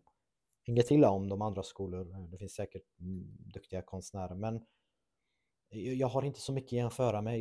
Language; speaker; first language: Swedish; non-native, fluent; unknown